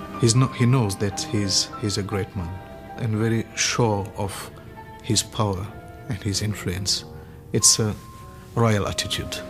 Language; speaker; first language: English; non-native, fluent; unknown